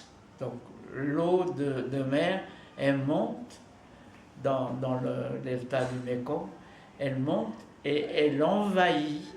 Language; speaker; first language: French; non-native, fluent; Vietnamese